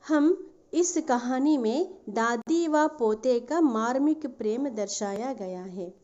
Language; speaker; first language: Hindi; non-native, local second language; Telugu